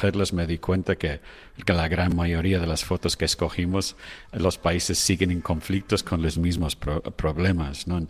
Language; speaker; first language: Spanish; non-native, fluent; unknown